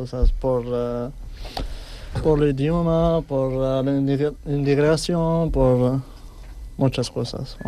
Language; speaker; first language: Spanish; non-native, learner; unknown